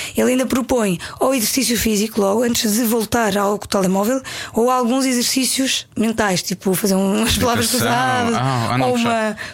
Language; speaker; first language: Portuguese; native; Portuguese